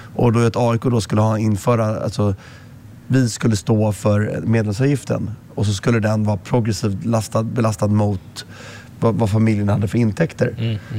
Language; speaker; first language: Swedish; native; Swedish